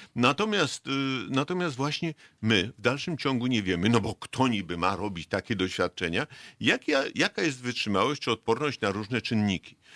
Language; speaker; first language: Polish; native; Polish